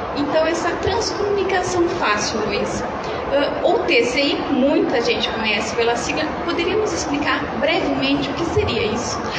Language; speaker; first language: Portuguese; native; Portuguese